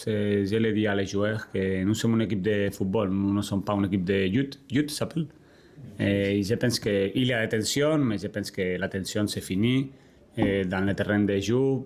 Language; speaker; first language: French; non-native, learner; Spanish